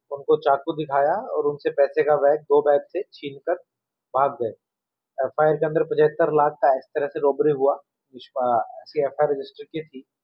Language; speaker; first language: Hindi; non-native, local second language; Marathi